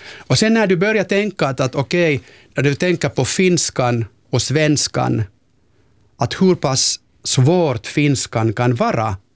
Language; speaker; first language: Swedish; non-native, local second language; Finnish